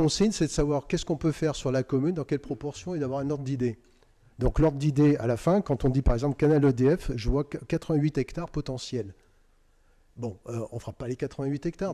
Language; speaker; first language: French; native; French